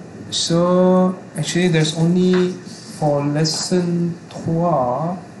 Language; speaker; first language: English; non-native, local second language; Malay